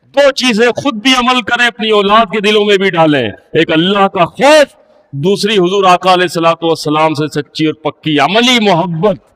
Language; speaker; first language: Urdu; native; Urdu